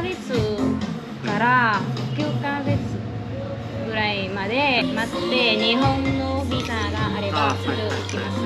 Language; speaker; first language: Japanese; non-native, learner; Vietnamese